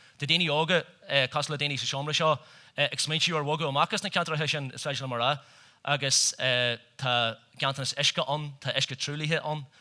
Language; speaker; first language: Irish; native; Irish